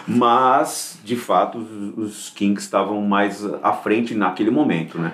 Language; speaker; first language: Portuguese; native; Portuguese